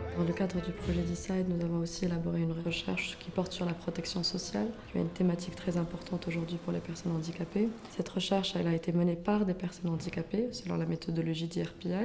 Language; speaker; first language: French; non-native, local second language; Arabic